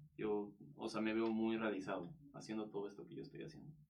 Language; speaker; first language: Spanish; native; Spanish